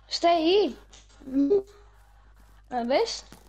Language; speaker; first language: Spanish; non-native, learner; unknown